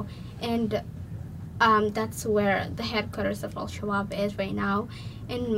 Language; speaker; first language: English; non-native, local second language; Somali